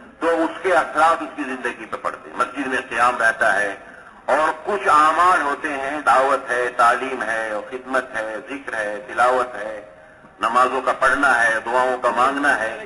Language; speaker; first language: Urdu; native; Urdu